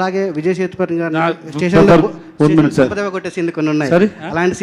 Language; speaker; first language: Telugu; native; Telugu